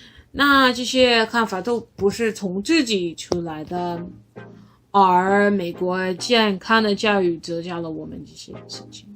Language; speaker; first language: Chinese; non-native, learner; English